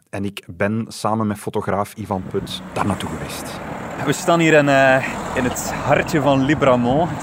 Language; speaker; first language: Dutch; native; Dutch